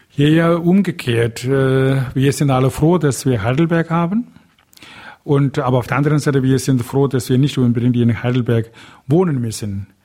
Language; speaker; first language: German; non-native, fluent; Tamil